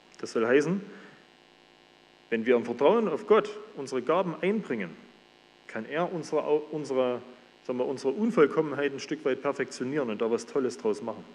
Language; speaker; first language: German; native; German